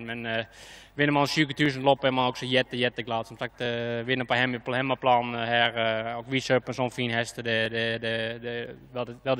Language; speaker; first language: Swedish; non-native, fluent; Dutch